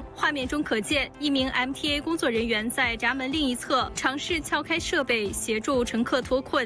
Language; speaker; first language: Chinese; native; Chinese